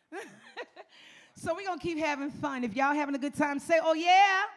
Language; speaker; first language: English; native; English